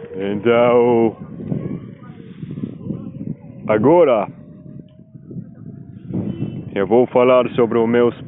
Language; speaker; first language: Portuguese; non-native, learner; Spanish